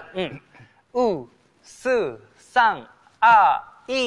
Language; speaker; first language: Chinese; non-native, learner; Japanese